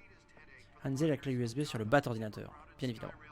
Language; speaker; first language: French; native; French